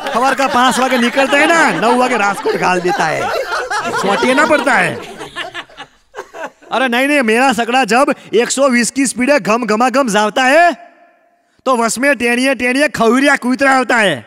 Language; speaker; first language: Hindi; non-native, local second language; Gujarati